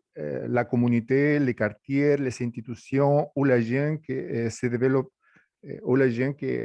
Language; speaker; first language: French; non-native, fluent; Spanish